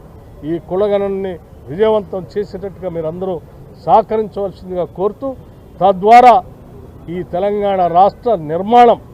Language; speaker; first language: Telugu; native; Telugu